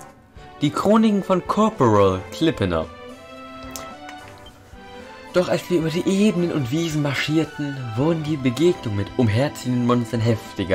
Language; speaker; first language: German; native; German